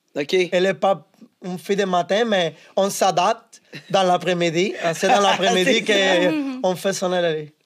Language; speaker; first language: French; non-native, fluent; Spanish